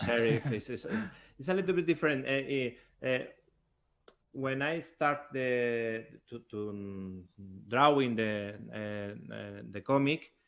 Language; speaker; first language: English; non-native, learner; Spanish